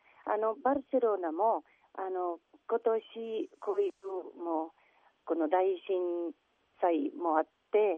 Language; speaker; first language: Japanese; non-native, learner; Catalan